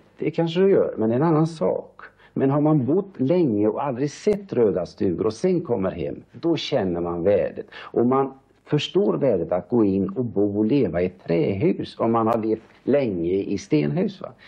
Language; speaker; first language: Swedish; native; Swedish